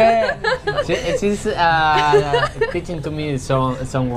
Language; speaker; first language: English; non-native, learner; Spanish